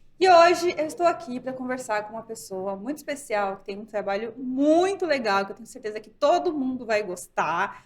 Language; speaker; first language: Portuguese; native; Portuguese